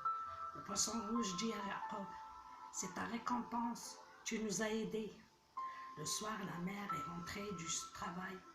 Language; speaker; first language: French; non-native, local second language; Arabic